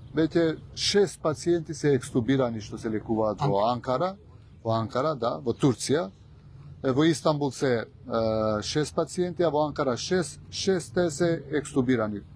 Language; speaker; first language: Macedonian; non-native, local second language; Albanian